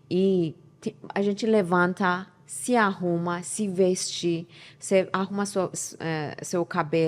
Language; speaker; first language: Portuguese; non-native, learner; Persian